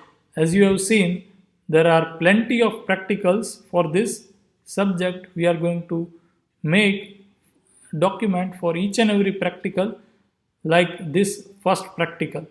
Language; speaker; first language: English; non-native, local second language; Gujarati